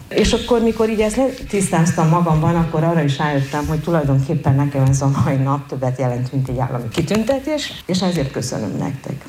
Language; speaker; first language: Hungarian; native; Hungarian